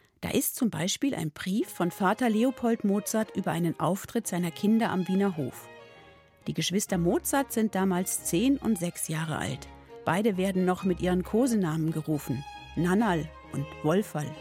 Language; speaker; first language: German; native; German